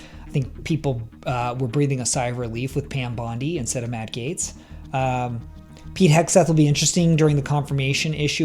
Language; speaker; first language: English; native; English